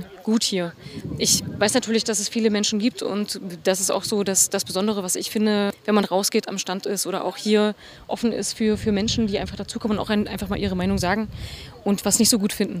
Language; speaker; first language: German; native; German